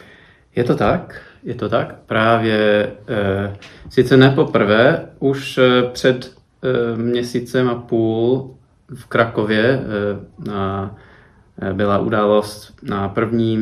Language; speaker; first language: Czech; non-native, fluent; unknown